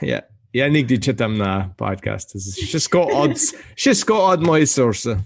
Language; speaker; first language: Polish; non-native, learner; English